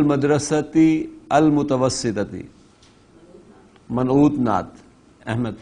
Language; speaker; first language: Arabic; non-native, fluent; Urdu